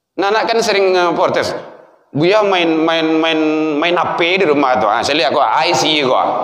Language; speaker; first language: Malay; non-native, local second language; Minangkabau